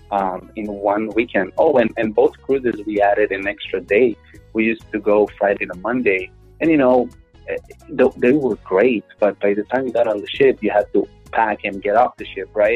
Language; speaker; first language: English; non-native, fluent; Hebrew